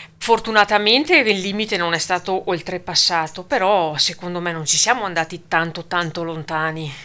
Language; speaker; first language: Italian; native; Italian